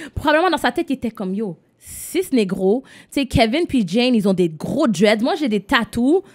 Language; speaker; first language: French; non-native, local second language; English